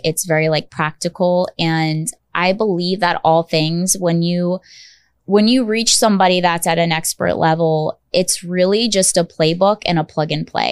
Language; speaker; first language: English; native; English